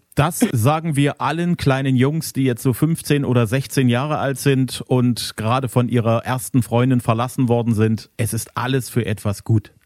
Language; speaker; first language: German; native; German